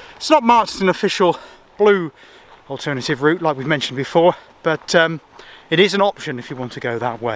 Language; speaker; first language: English; native; English